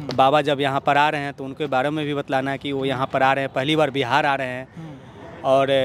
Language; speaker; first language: Hindi; native; Hindi